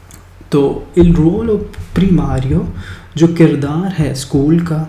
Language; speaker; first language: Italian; non-native, fluent; Urdu